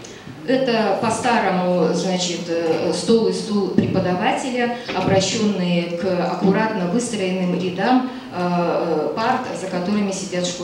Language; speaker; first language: Russian; native; Russian